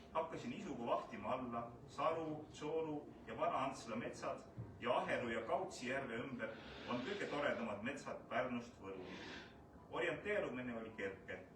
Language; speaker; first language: Estonian; native; Estonian